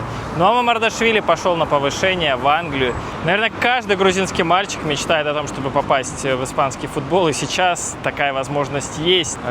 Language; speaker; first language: Russian; native; Russian